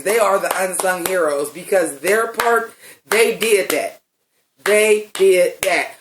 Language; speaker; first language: English; native; English